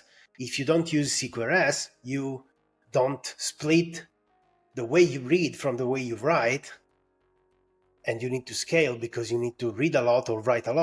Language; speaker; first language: English; non-native, fluent; Italian